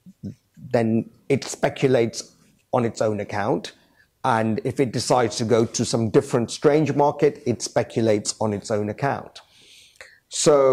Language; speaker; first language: English; native; English